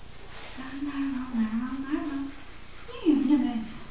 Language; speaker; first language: English; non-native, learner; Russian